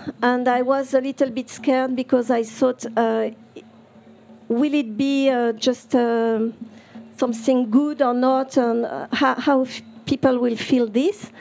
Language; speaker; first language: English; non-native, fluent; French